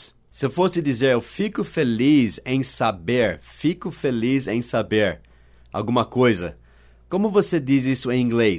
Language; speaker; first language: Portuguese; non-native, fluent; English